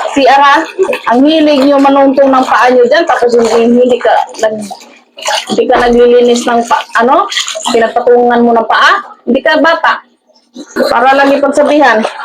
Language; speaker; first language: Filipino; non-native, local second language; Cebuano